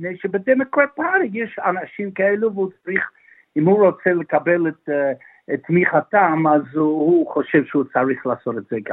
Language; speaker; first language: Hebrew; non-native, fluent; English